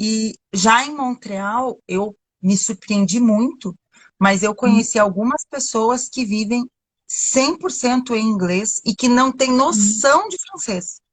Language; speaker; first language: Portuguese; native; Portuguese